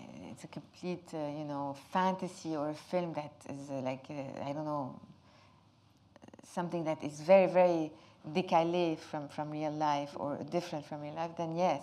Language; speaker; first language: English; non-native, fluent; Arabic